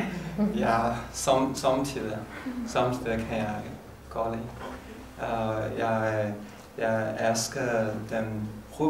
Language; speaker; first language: Danish; non-native, learner; Chinese